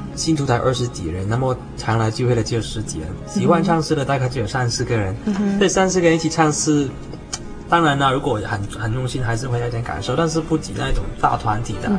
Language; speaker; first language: Chinese; non-native, local second language; Cantonese